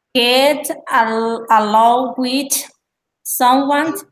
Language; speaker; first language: English; non-native, learner; Spanish